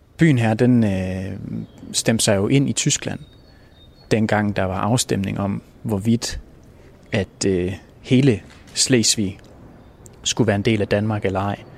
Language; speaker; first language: Danish; native; Danish